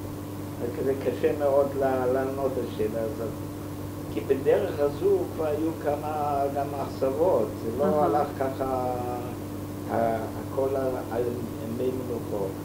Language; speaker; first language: Hebrew; non-native, fluent; German